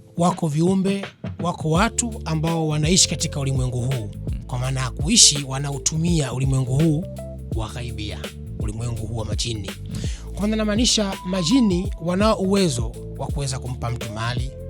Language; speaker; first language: Swahili; native; Swahili